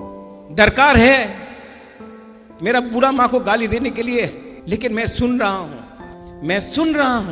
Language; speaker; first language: Hindi; non-native, local second language; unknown